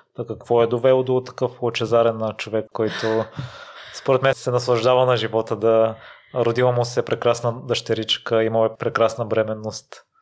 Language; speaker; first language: Bulgarian; native; Bulgarian